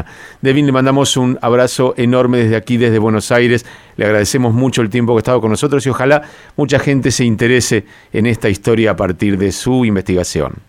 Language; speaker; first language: Spanish; native; Spanish